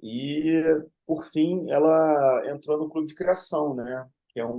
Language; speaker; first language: Portuguese; native; Portuguese